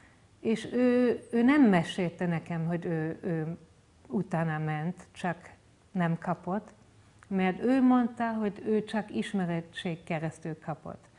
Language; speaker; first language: Hungarian; non-native, fluent; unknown